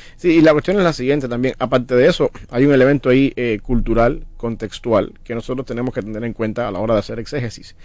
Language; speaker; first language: Spanish; native; Spanish